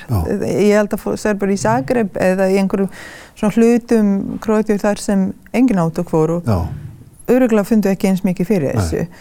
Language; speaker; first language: Icelandic; non-native, fluent; Serbian